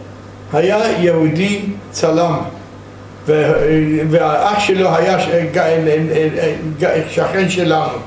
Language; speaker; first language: Hebrew; non-native, fluent; Yiddish